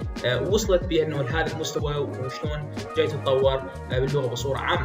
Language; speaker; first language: Arabic; native; Arabic